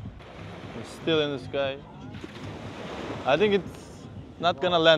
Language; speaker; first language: English; non-native, fluent; Turkish